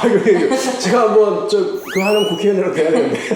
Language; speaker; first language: Korean; native; Korean